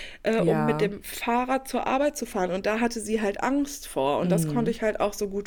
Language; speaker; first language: German; native; German